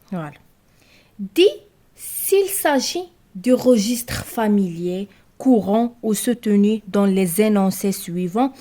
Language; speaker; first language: French; non-native, local second language; Arabic